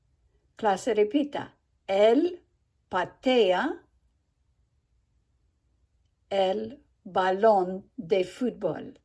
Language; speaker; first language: Spanish; non-native, fluent; English